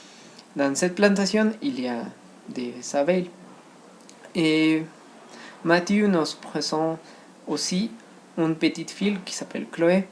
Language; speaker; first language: French; non-native, learner; Spanish